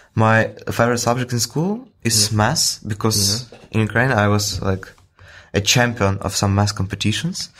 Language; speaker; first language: English; non-native, fluent; Ukrainian